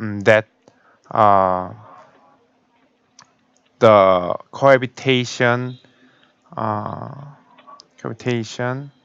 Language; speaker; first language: English; non-native, learner; Korean